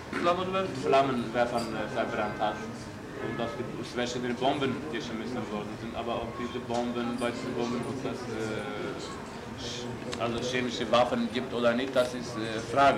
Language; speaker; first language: German; non-native, learner; Turkish